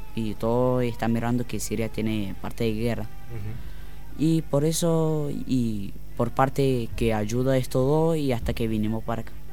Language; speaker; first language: Spanish; non-native, learner; Arabic